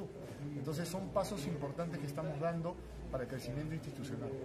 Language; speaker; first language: Spanish; native; Spanish